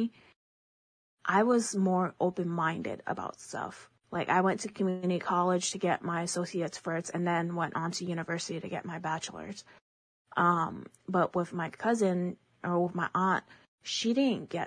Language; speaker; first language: English; early bilingual, other home language; Chinese